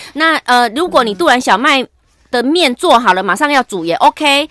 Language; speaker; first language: Chinese; native; Chinese